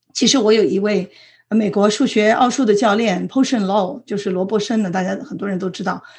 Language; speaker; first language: Chinese; native; Chinese